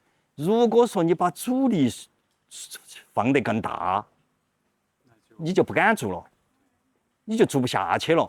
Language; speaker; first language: Chinese; native; Chinese